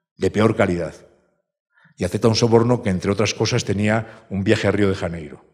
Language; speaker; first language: Spanish; native; Spanish